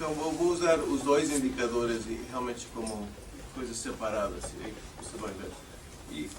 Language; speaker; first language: Portuguese; non-native, fluent; English